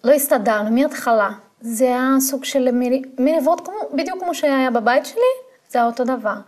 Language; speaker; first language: Hebrew; non-native, fluent; Portuguese